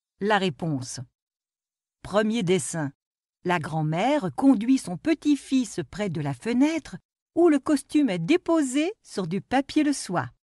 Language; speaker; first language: French; non-native, local second language; Arabic